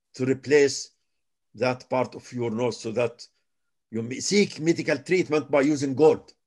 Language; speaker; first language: English; non-native, fluent; Arabic